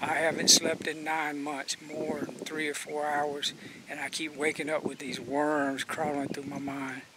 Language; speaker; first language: English; native; English